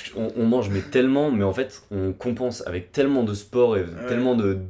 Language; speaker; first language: French; native; French